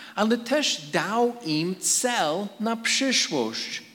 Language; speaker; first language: Polish; non-native, fluent; English